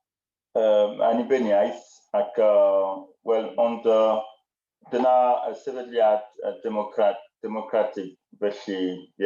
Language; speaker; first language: Welsh; non-native, learner; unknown